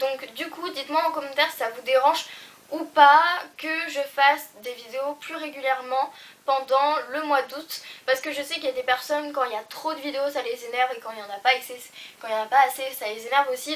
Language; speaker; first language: French; native; French